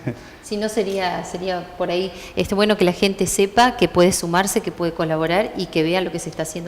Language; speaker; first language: Spanish; native; Spanish